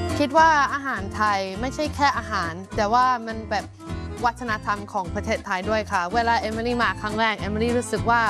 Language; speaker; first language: Thai; non-native, fluent; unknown